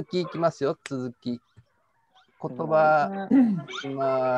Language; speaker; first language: Japanese; native; Japanese